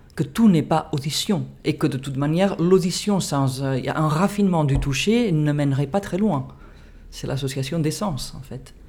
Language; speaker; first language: French; non-native, fluent; Catalan